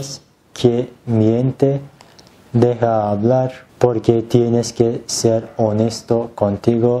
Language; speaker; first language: Spanish; non-native, learner; Turkish